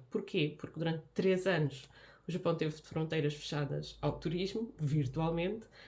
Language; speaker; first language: Portuguese; native; Portuguese